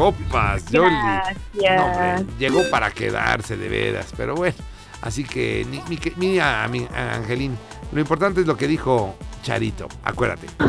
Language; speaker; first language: Spanish; native; Spanish